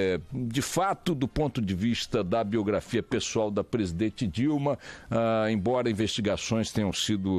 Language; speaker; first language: Portuguese; native; Portuguese